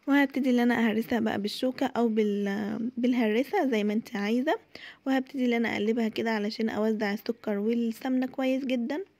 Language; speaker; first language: Arabic; native; Arabic